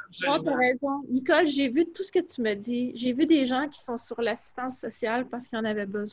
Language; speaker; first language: French; native; French